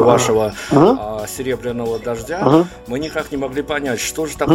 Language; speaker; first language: Russian; native; Russian